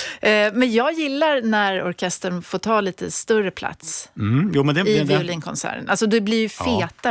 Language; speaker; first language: Swedish; native; Swedish